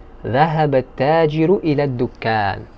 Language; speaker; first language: Arabic; non-native, fluent; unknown